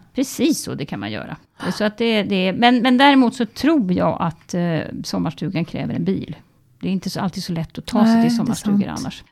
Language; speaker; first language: Swedish; native; Swedish